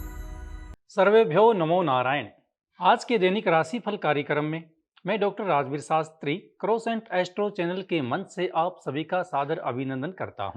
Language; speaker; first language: Hindi; native; Hindi